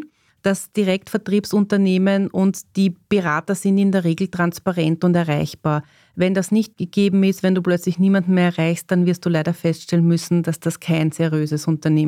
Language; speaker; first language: German; native; German